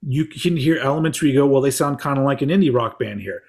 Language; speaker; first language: English; native; English